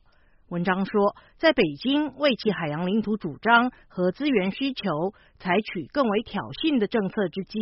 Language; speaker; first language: Chinese; native; Chinese